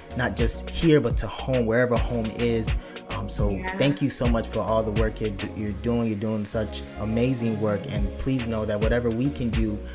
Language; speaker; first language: English; early bilingual, other home language; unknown